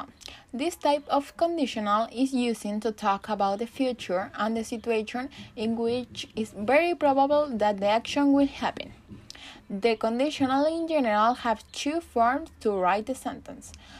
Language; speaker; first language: English; non-native, learner; Spanish